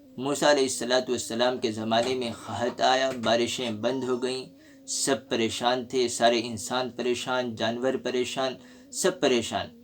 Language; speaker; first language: Urdu; native; Urdu